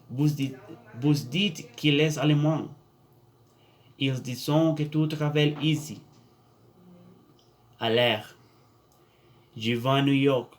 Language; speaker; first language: French; non-native, learner; Spanish